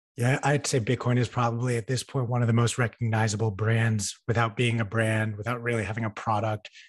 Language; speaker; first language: English; native; English